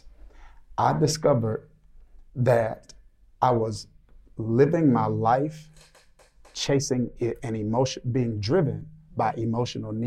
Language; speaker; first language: English; native; English